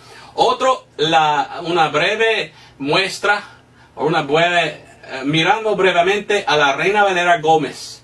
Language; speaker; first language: Spanish; non-native, fluent; English